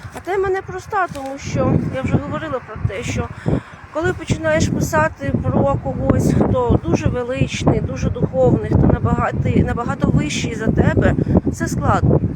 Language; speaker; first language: Ukrainian; non-native, fluent; Latvian